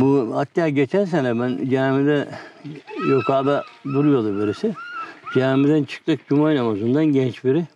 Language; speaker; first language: Turkish; native; Turkish